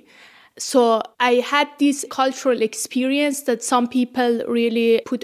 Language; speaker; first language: English; non-native, fluent; Persian